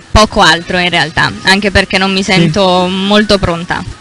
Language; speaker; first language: Italian; native; Italian